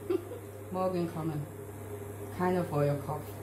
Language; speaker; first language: German; non-native, learner; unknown